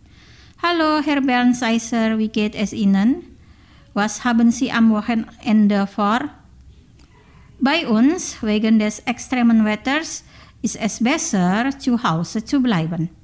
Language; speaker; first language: German; non-native, fluent; Indonesian